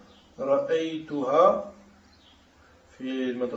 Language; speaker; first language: Arabic; non-native, learner; French